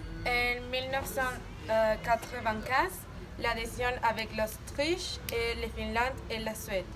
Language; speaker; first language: French; non-native, learner; Spanish